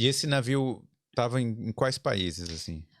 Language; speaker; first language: Portuguese; native; Portuguese